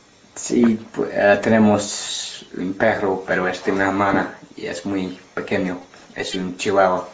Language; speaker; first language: Spanish; non-native, learner; English